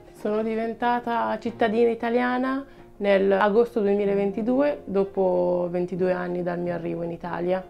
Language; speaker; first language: Italian; early bilingual, other home language; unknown